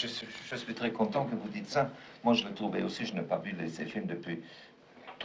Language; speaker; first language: French; non-native, fluent; German